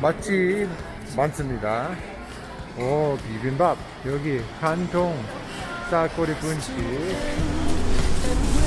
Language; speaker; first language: Korean; non-native, fluent; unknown